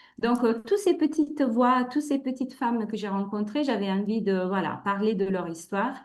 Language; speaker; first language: French; non-native, fluent; Italian